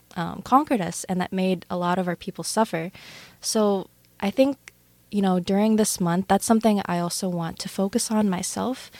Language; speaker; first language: English; native; English